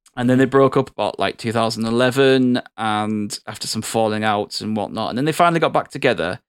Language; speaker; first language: English; native; English